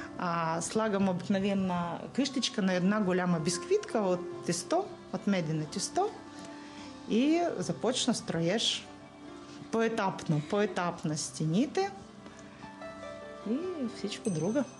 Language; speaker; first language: Bulgarian; non-native, learner; Russian